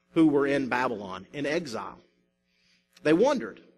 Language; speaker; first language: English; native; English